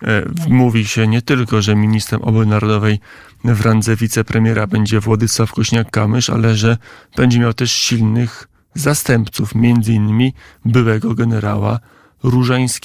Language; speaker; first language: Polish; native; Polish